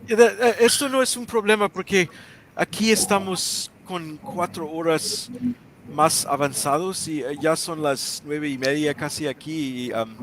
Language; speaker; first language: Spanish; non-native, learner; English